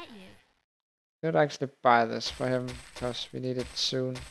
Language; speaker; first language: English; non-native, fluent; Danish